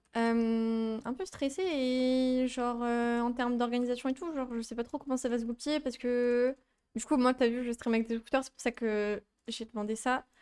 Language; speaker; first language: French; native; French